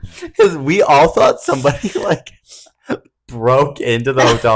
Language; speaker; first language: English; native; English